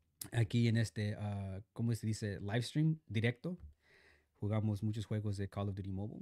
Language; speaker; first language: Spanish; non-native, learner; English